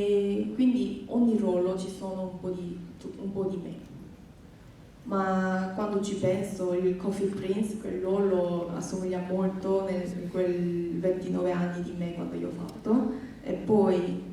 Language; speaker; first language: Italian; non-native, fluent; Korean